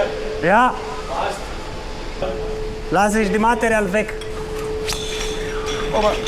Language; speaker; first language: German; non-native, learner; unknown